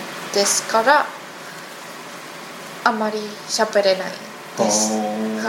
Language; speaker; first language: Japanese; non-native, learner; Chinese